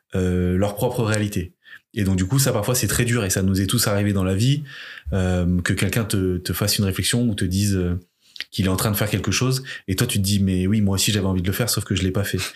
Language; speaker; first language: French; native; French